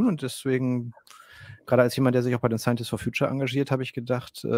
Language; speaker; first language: German; native; German